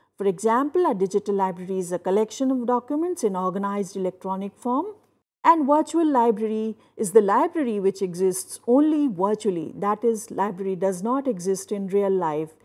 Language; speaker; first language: English; non-native, local second language; Hindi